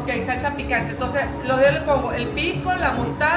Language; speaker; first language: Spanish; native; Spanish